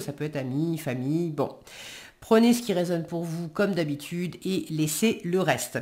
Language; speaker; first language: French; native; French